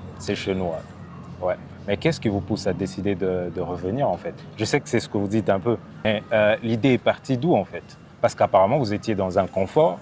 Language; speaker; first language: French; non-native, local second language; Lingala